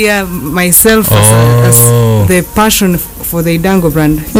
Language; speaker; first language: English; non-native, local second language; Swahili